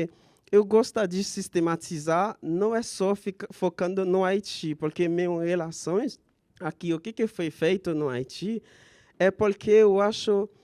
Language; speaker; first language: Portuguese; non-native, fluent; Haitian Creole